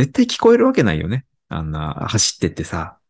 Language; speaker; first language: Japanese; native; Japanese